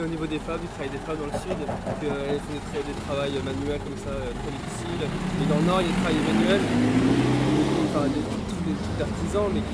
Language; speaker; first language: French; native; French